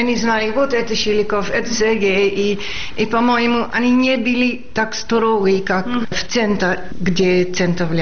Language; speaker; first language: Russian; non-native, fluent; Dutch